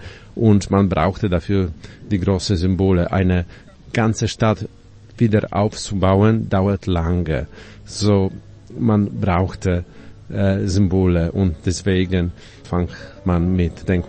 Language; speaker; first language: German; non-native, fluent; Polish